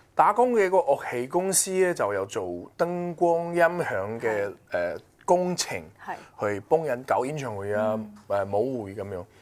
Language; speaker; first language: Cantonese; non-native, fluent; Chinese